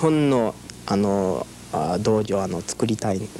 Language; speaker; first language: Japanese; early bilingual, heritage; English